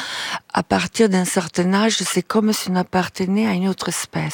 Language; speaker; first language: French; non-native, fluent; Italian